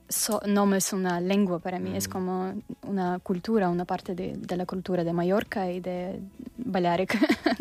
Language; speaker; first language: Catalan; non-native, learner; Russian